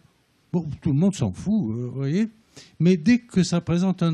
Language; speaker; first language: French; native; French